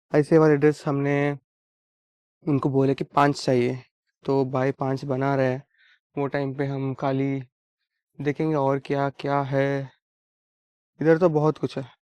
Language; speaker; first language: Hindi; non-native, local second language; Telugu